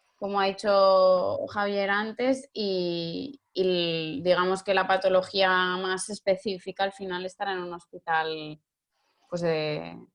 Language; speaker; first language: Spanish; native; Spanish